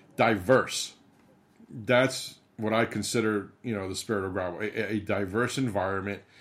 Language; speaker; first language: English; early bilingual, other home language; Spanish